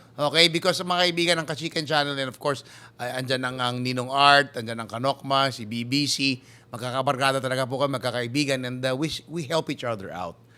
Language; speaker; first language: Filipino; early bilingual, heritage; Filipino